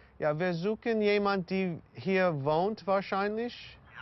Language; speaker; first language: German; non-native, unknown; English